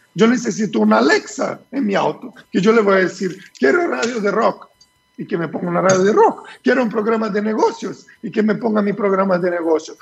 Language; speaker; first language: Spanish; non-native, fluent; Portuguese